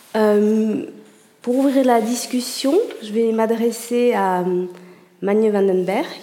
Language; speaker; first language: French; native; French